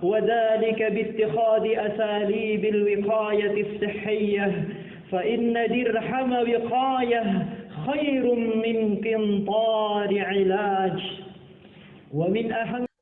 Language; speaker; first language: Arabic; non-native, fluent; Indonesian